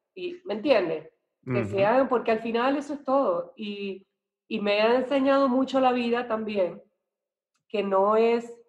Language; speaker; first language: Spanish; native; Spanish